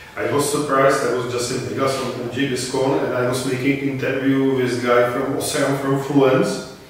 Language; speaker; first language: English; non-native, fluent; Czech